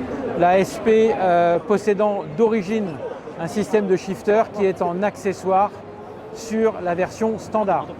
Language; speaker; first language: French; native; French